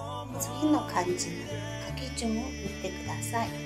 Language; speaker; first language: Japanese; non-native, fluent; Mongolian